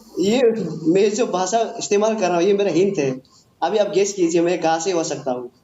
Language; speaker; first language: Hindi; non-native, local second language; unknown